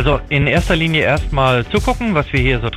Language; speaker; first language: German; native; German